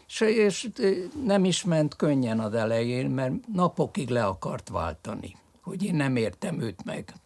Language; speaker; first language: Hungarian; early bilingual, other home language; French